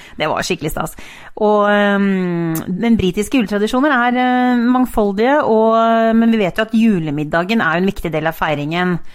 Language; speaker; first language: Norwegian; native; Norwegian